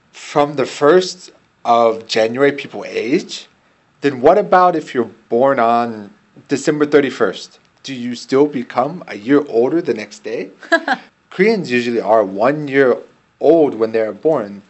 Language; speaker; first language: English; native; English